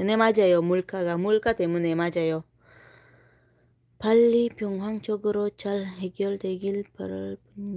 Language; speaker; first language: Korean; non-native, fluent; Tajik